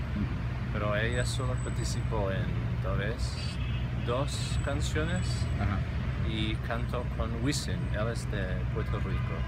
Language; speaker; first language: Spanish; non-native, fluent; English